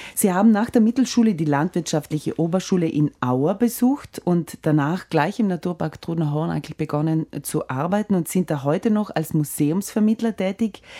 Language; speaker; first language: German; native; German